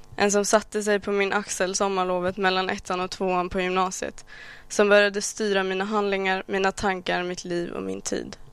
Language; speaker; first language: Swedish; early bilingual, other home language; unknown